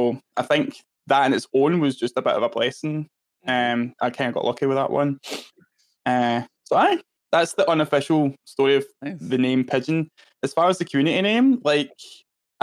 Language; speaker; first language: English; native; English